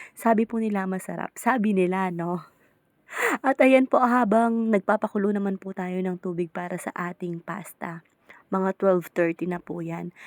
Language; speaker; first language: Filipino; non-native, local second language; Pampanga